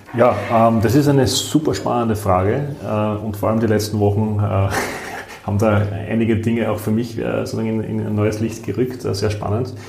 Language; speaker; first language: German; native; German